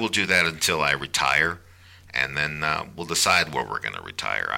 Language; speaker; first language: English; native; English